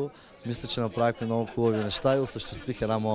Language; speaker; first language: Bulgarian; native; Bulgarian